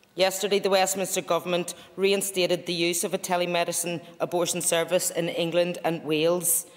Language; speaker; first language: English; native; English